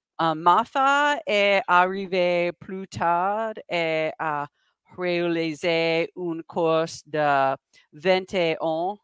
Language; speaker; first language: French; non-native, learner; English